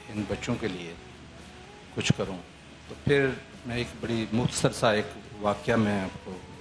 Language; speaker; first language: Urdu; native; Urdu